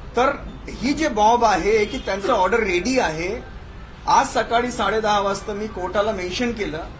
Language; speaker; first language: Marathi; native; Marathi